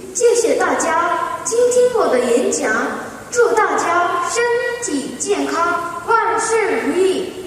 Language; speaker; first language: Chinese; non-native, learner; Korean